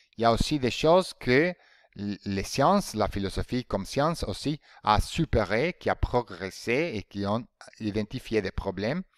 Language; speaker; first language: French; non-native, fluent; Spanish